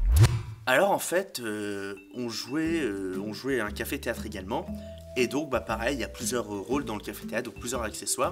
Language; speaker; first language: French; native; French